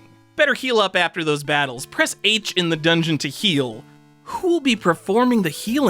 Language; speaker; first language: English; native; English